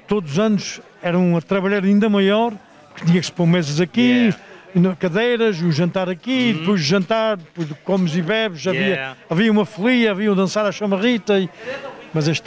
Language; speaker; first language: Portuguese; native; Portuguese